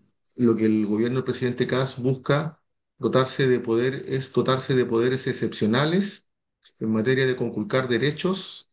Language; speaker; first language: Spanish; native; Spanish